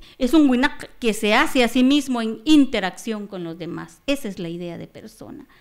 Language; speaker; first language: Spanish; non-native, local second language; Kaqchikel